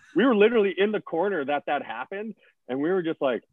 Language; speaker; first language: English; native; English